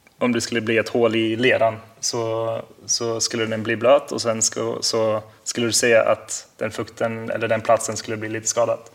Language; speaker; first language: Swedish; early bilingual, heritage; Swedish